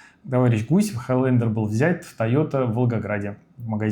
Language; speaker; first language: Russian; native; Russian